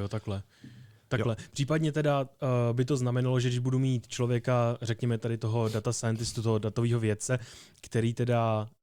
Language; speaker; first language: Czech; native; Czech